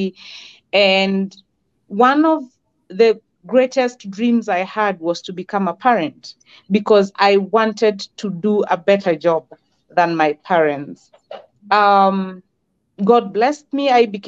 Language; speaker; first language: English; non-native, local second language; Kamba